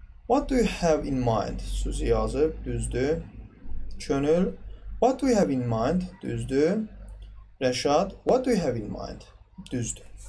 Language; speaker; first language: English; non-native, fluent; Azerbaijani